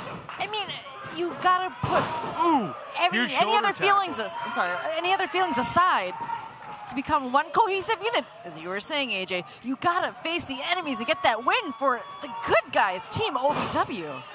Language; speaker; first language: English; native; English